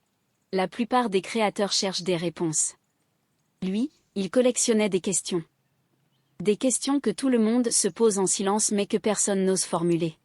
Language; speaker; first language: French; native; French